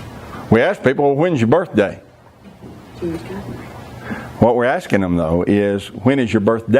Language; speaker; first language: English; native; English